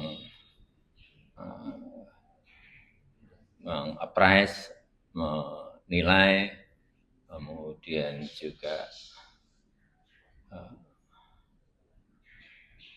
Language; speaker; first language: Indonesian; non-native, local second language; Javanese